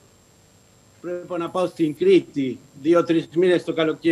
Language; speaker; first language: Greek; early bilingual, heritage; Spanish